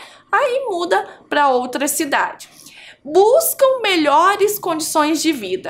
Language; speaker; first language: Portuguese; native; Portuguese